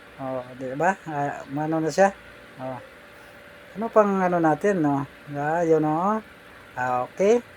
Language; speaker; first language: Filipino; native; Filipino